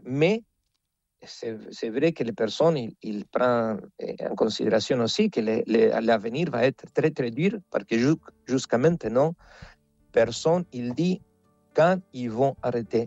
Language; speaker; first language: French; non-native, fluent; Spanish